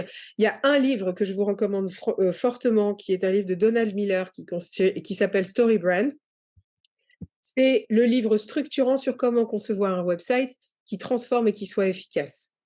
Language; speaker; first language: French; native; French